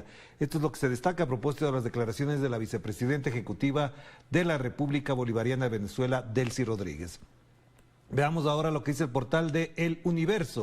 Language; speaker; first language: Spanish; native; Spanish